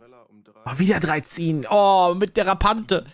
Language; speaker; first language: German; native; German